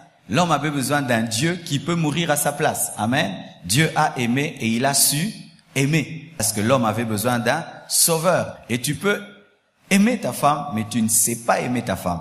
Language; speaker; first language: French; non-native, local second language; Lingala